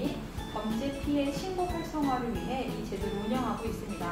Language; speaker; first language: Korean; native; Korean